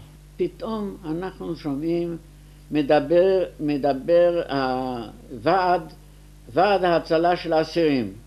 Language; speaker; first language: Hebrew; non-native, fluent; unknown